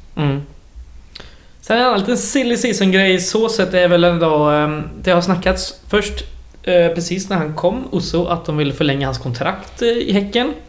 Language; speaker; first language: Swedish; native; Swedish